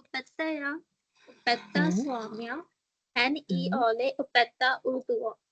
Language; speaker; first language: Finnish; non-native, learner; Urdu